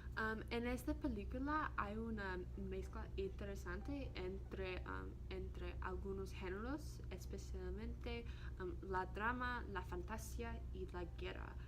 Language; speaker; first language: Spanish; non-native, learner; English